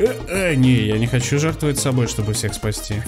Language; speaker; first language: Russian; native; Russian